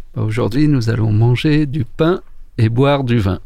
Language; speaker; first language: French; native; French